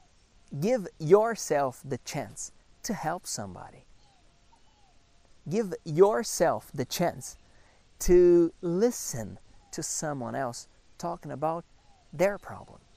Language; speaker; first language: English; non-native, fluent; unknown